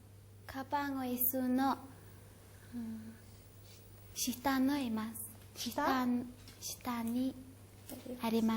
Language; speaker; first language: Japanese; non-native, learner; Mongolian